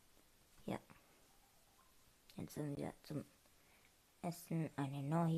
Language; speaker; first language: German; non-native, learner; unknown